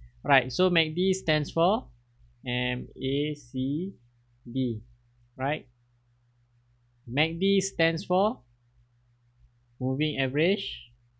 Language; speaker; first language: English; non-native, local second language; Malay